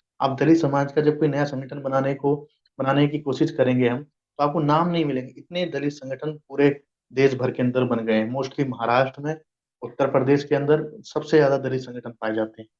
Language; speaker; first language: Hindi; native; Hindi